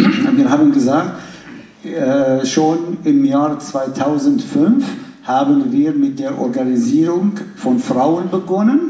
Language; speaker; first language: German; non-native, fluent; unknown